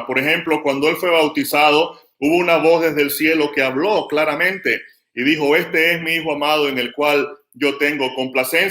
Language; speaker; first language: Spanish; native; Spanish